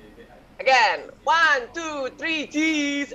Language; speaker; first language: English; non-native, learner; Indonesian